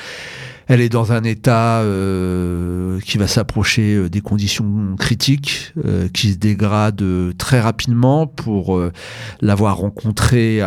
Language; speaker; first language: French; native; French